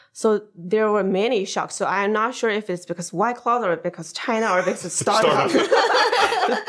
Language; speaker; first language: English; non-native, fluent; Chinese